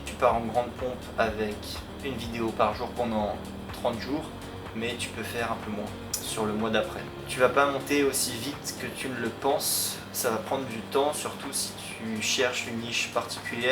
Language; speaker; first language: French; native; French